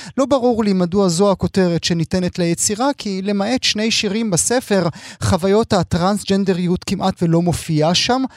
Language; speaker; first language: Hebrew; native; Hebrew